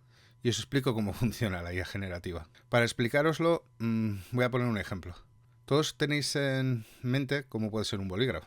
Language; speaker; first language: Spanish; native; Spanish